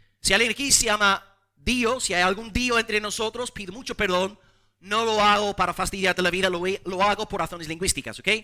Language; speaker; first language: Spanish; non-native, fluent; English